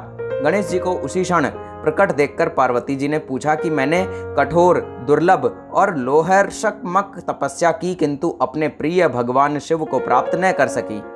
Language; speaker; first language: Hindi; native; Hindi